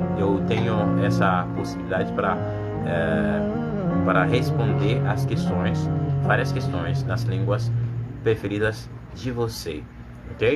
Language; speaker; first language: Portuguese; non-native, learner; Haitian Creole